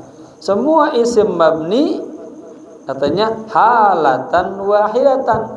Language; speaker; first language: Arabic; non-native, fluent; Indonesian